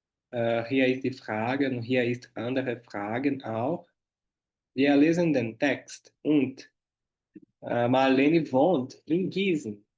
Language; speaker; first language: German; non-native, learner; Portuguese